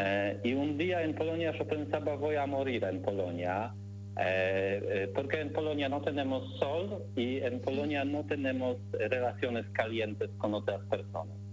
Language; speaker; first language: Spanish; non-native, learner; Polish